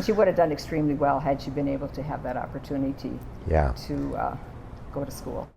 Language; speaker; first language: English; native; English